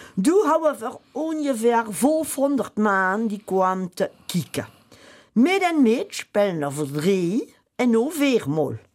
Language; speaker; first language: German; native; German